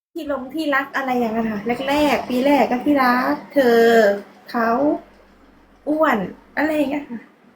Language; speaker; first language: Thai; native; Thai